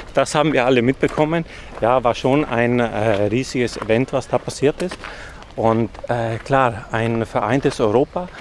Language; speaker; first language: German; native; German